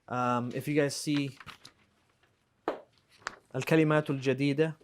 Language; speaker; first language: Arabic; non-native, fluent; English